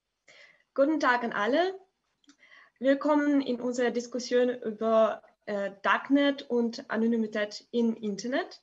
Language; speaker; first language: German; non-native, fluent; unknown